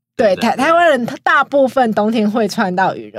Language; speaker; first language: Chinese; native; Chinese